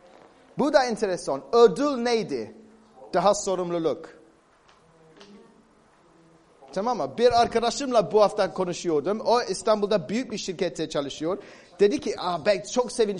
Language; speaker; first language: Turkish; non-native, fluent; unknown